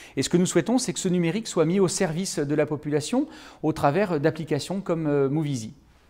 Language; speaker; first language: French; native; French